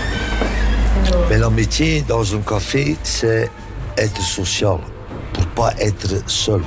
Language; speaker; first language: French; non-native, local second language; Dutch